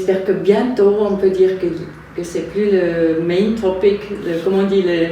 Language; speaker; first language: French; non-native, fluent; German